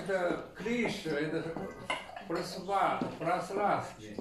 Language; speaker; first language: Russian; non-native, learner; Chinese